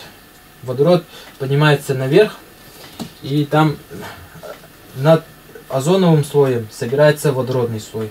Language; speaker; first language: Russian; native; Russian